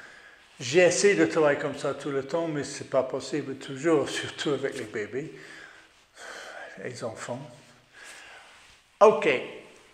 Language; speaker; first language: French; non-native, learner; English